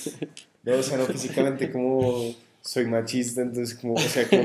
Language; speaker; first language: Spanish; native; Spanish